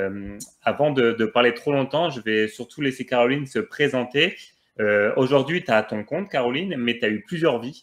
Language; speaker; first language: French; native; French